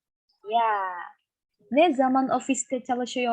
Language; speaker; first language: Turkish; non-native, fluent; Indonesian